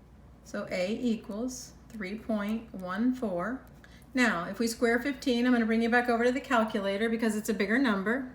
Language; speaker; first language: English; native; English